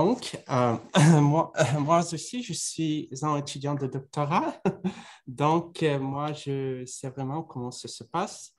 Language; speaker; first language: French; non-native, fluent; Russian